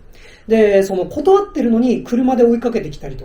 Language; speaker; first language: Japanese; native; Japanese